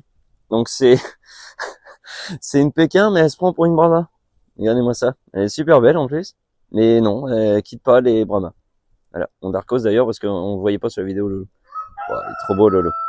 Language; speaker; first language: French; native; French